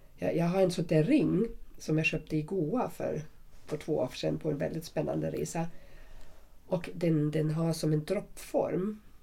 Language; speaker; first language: Swedish; non-native, fluent; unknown